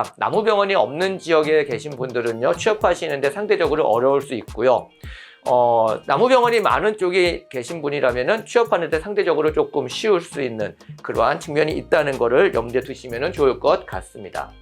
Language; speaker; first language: Korean; native; Korean